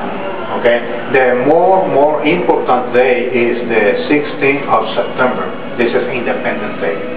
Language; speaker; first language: English; non-native, learner; Spanish